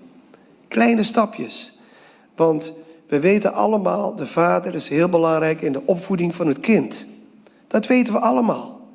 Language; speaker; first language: Dutch; non-native, local second language; Papiamento